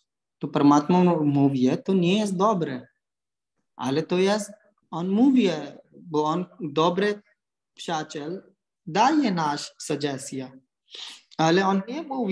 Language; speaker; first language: Polish; non-native, learner; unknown